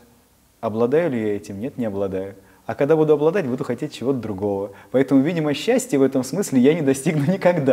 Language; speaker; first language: Russian; native; Russian